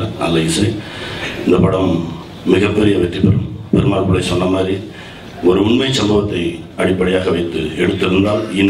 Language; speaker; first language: Tamil; native; Tamil